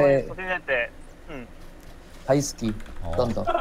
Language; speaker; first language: Japanese; non-native, learner; Korean